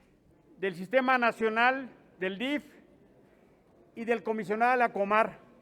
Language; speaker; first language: Spanish; native; Spanish